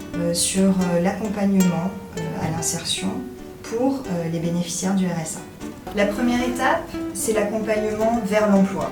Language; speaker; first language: French; native; French